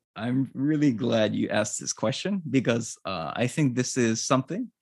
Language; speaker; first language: English; native; English